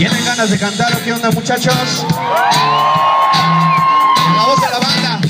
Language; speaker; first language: Spanish; native; Spanish